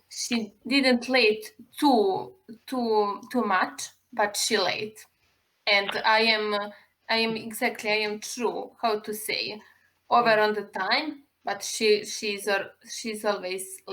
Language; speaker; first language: English; non-native, learner; Serbian